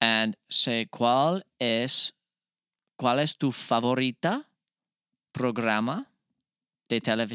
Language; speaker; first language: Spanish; non-native, learner; English